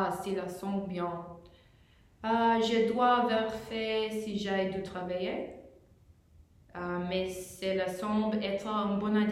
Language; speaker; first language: French; non-native, learner; English